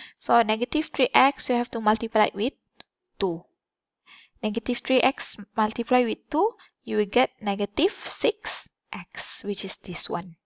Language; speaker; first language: English; non-native, local second language; Malay